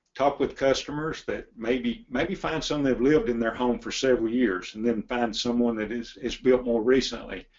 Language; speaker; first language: English; native; English